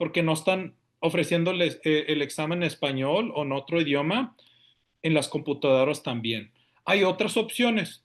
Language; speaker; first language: Spanish; early bilingual, heritage; Spanish